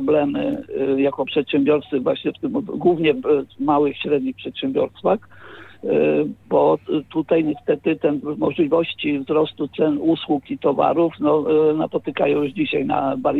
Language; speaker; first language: Polish; native; Polish